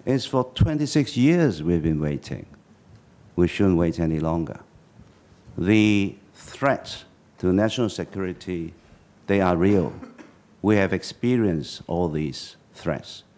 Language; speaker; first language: English; non-native, local second language; Chinese